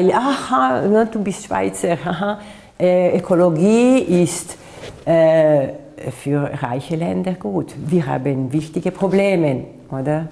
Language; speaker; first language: German; non-native, fluent; Italian